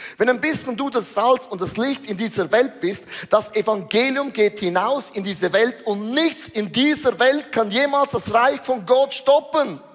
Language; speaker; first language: German; native; German